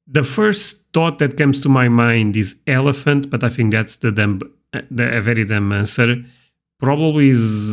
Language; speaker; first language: English; non-native, fluent; Portuguese